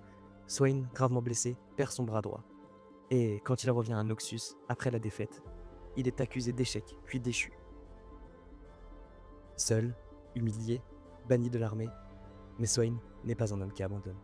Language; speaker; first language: French; native; French